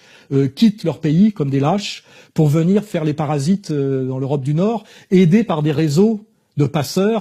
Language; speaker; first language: French; native; French